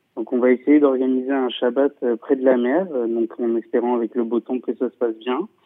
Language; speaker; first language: French; native; French